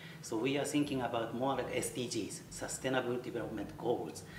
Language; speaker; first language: English; non-native, fluent; Japanese